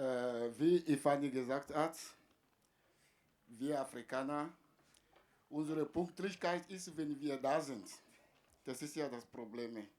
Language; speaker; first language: German; non-native, fluent; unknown